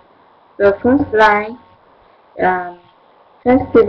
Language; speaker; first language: English; non-native, learner; Vietnamese